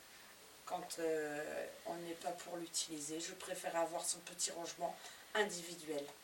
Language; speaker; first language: French; native; French